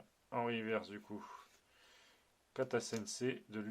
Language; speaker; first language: French; native; French